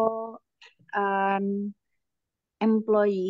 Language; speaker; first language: English; non-native, learner; Indonesian